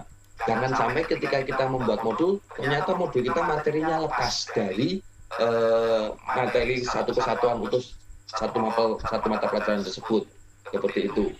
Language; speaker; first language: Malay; non-native, local second language; Javanese